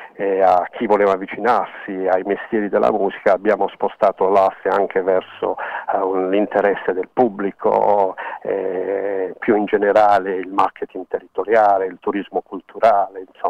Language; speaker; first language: Italian; native; Italian